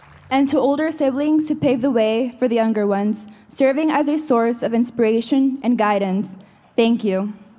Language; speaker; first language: English; early bilingual, other home language; Spanish